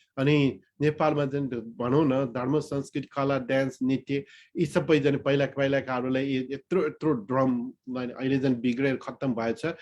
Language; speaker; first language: Nepali; non-native, local second language; Newari